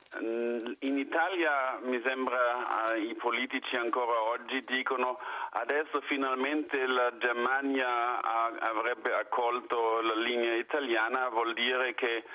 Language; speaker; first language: Italian; non-native, fluent; German